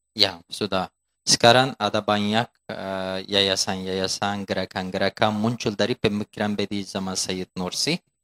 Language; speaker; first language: Indonesian; non-native, fluent; Turkish